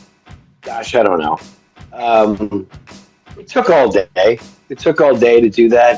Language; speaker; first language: English; native; English